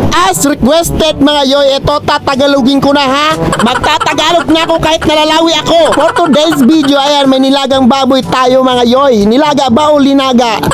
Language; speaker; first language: Filipino; non-native, local second language; Bikol